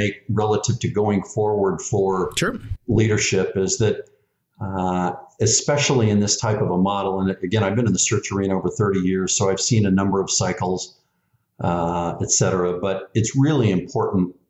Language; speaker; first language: English; native; English